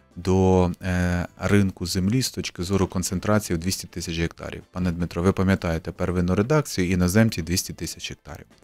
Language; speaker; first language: Ukrainian; native; Ukrainian